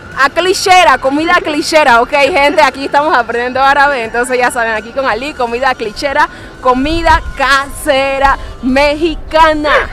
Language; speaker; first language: Spanish; native; Spanish